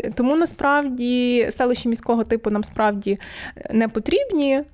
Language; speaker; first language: Ukrainian; native; Ukrainian